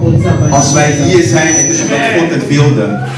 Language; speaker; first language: Dutch; non-native, fluent; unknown